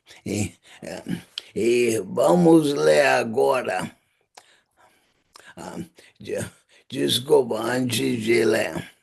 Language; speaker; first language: Portuguese; non-native, fluent; English